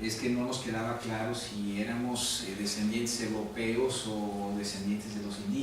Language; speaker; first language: Spanish; native; Spanish